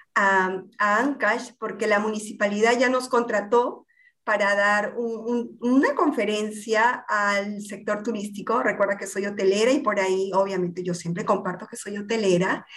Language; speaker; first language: Spanish; native; Spanish